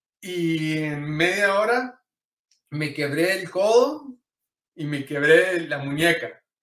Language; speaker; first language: Spanish; early bilingual, heritage; Spanish